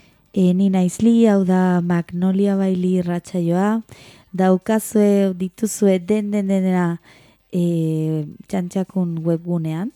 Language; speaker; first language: Basque; non-native, local second language; Spanish